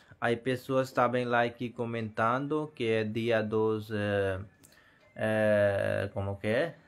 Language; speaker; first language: Portuguese; non-native, learner; Hindi